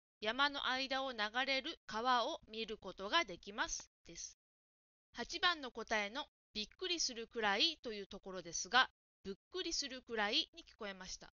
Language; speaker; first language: Japanese; native; Japanese